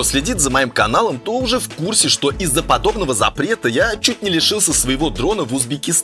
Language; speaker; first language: Russian; native; Russian